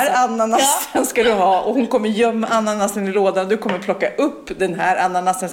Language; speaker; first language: Swedish; native; Swedish